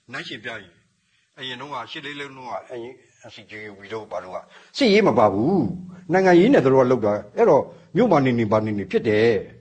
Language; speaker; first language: Burmese; non-native, local second language; S'gaw Karen